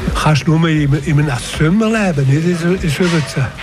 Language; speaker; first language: German; non-native, local second language; French